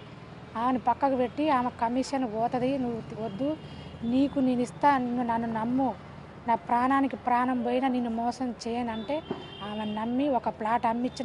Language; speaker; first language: Telugu; native; Telugu